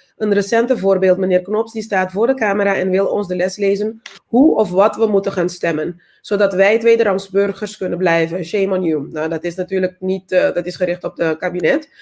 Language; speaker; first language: Dutch; non-native, local second language; Papiamento